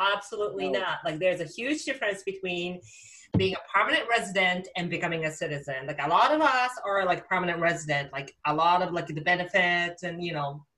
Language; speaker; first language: English; non-native, fluent; Japanese